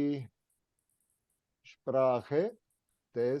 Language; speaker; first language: German; non-native, fluent; English